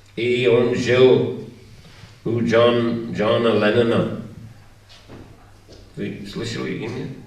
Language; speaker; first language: Russian; non-native, fluent; English